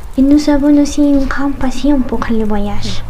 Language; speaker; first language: French; non-native, learner; Spanish